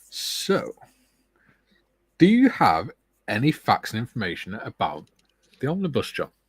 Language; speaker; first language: English; native; English